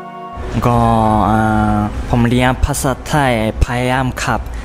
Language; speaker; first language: Thai; non-native, learner; Japanese